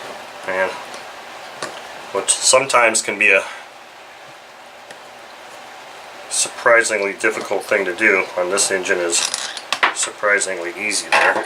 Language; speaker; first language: English; native; English